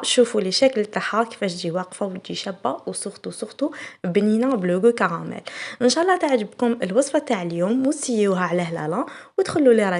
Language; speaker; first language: Arabic; native; Arabic